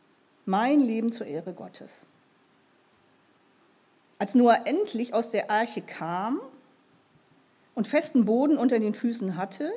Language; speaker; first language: German; native; German